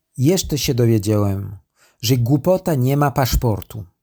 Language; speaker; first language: Polish; non-native, learner; French